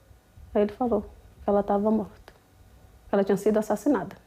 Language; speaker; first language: Portuguese; native; Portuguese